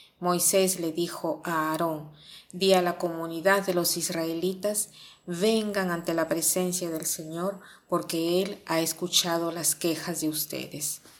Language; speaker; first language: Spanish; non-native, fluent; Italian